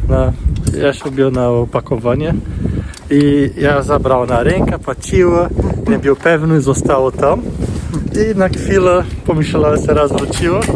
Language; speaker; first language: Polish; non-native, learner; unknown